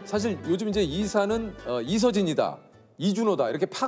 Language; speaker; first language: Korean; native; Korean